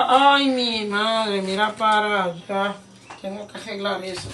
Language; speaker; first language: Spanish; native; Spanish